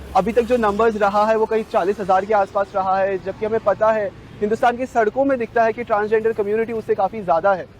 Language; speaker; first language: Hindi; non-native, local second language; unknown